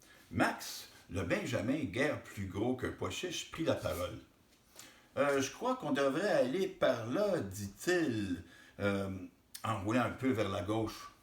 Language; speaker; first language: French; native; French